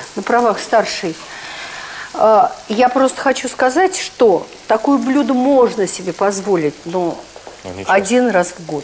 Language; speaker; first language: Russian; native; Russian